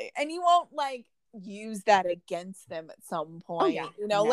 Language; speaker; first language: English; native; English